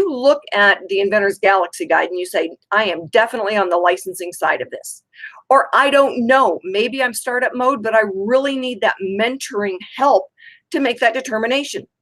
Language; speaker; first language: English; native; English